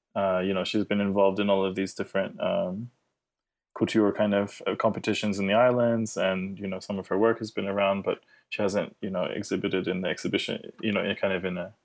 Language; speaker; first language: English; native; English